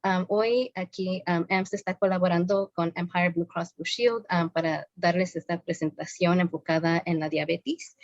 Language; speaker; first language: Spanish; early bilingual, heritage; Spanish